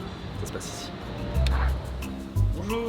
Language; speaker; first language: French; native; French